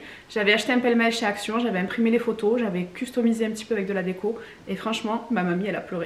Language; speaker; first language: French; native; French